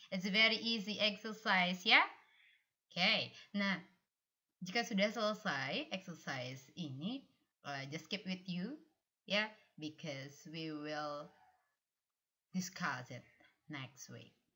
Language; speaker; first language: English; non-native, fluent; Indonesian